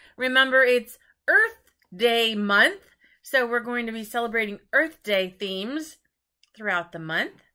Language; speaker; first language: English; native; English